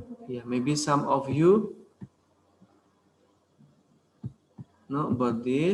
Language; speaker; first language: English; non-native, learner; Indonesian